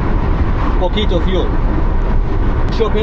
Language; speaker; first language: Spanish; non-native, learner; English